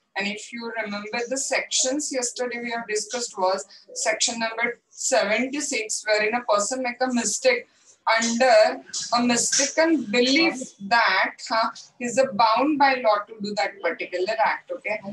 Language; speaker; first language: English; non-native, local second language; Marathi